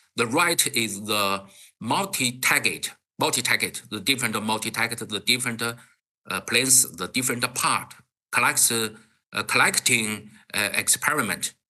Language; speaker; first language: English; non-native, learner; Chinese